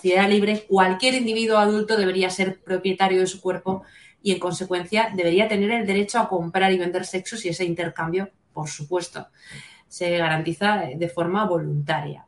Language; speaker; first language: Spanish; native; Spanish